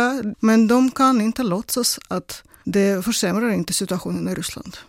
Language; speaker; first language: Swedish; non-native, fluent; Russian